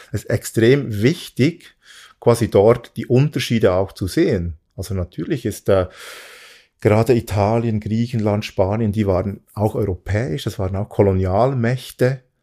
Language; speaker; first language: German; early bilingual, other home language; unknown